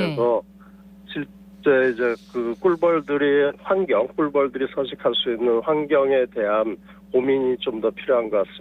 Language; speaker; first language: Korean; native; Korean